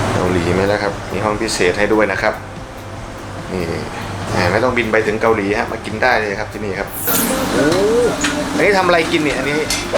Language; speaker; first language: Thai; native; Thai